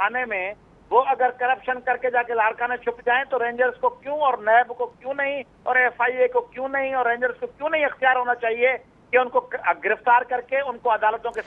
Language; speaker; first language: Urdu; native; Urdu